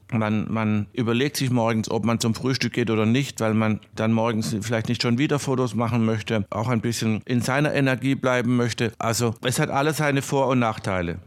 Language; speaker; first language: German; native; German